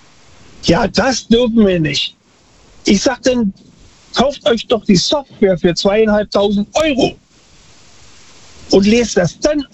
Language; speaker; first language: German; native; German